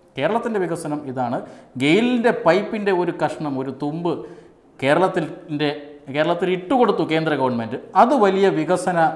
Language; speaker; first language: Malayalam; native; Malayalam